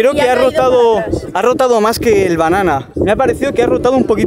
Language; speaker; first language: Spanish; native; Spanish